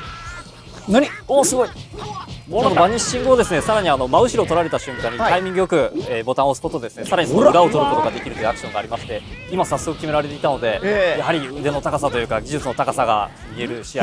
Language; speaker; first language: Japanese; native; Japanese